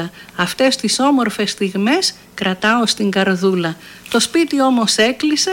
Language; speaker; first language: Greek; native; Greek